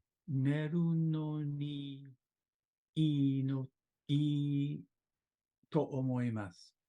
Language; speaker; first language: Japanese; non-native, learner; English